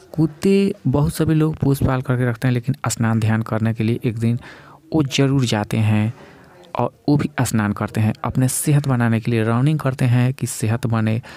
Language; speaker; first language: Hindi; native; Hindi